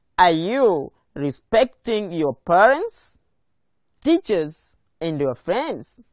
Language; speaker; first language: English; non-native, local second language; Swahili